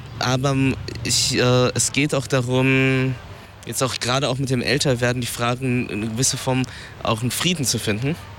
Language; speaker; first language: German; early bilingual, other home language; Vietnamese